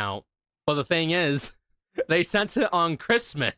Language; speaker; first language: English; native; English